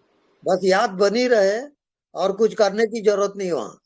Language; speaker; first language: Hindi; native; Hindi